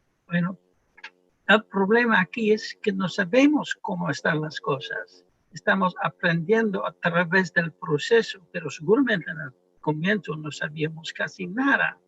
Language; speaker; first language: Spanish; non-native, fluent; Dutch